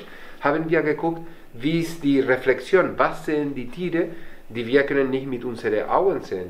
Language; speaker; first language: German; non-native, fluent; Spanish